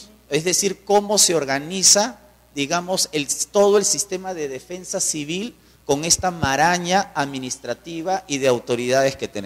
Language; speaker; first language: Spanish; native; Spanish